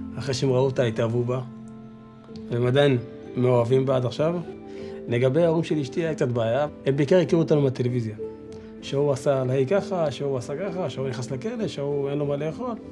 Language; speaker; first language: Hebrew; early bilingual, other home language; Amharic